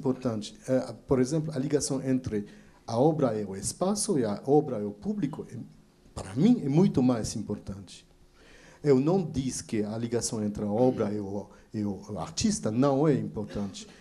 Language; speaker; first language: Portuguese; non-native, fluent; French